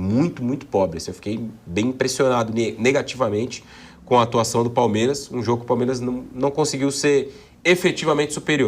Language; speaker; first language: Portuguese; native; Portuguese